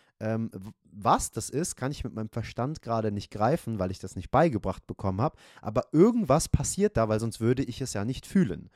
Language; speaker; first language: German; native; German